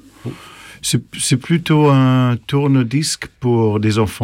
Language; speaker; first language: French; non-native, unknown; German